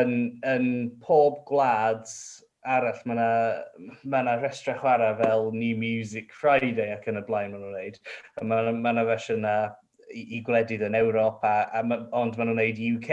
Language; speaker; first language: Welsh; non-native, local second language; English